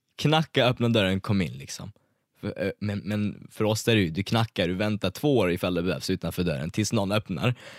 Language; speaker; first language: Swedish; early bilingual, other home language; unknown